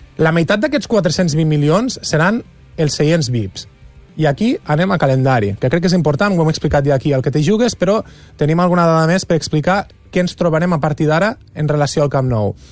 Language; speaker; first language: Catalan; native; Catalan